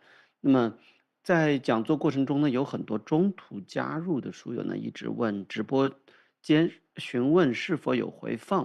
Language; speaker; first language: Chinese; native; Chinese